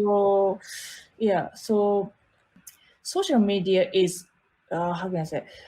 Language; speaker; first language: English; non-native, learner; Japanese